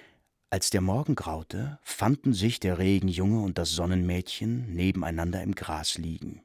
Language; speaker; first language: German; native; German